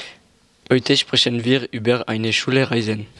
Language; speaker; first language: German; non-native, learner; French